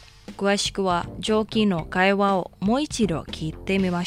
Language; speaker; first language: Japanese; non-native, fluent; Indonesian